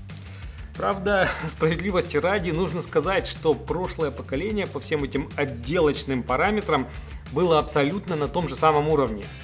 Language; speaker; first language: Russian; native; Russian